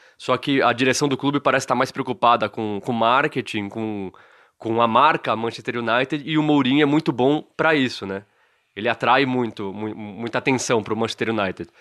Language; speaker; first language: Portuguese; native; Portuguese